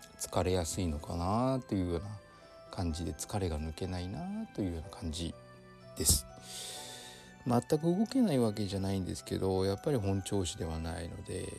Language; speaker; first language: Japanese; native; Japanese